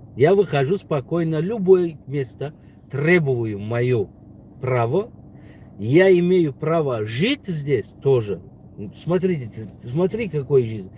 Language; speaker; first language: Russian; non-native, local second language; Tajik